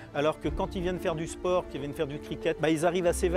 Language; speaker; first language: French; native; French